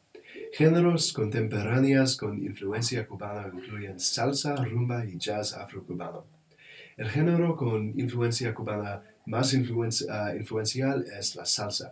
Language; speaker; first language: Spanish; non-native, learner; English